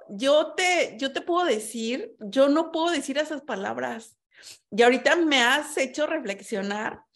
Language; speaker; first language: Spanish; native; Spanish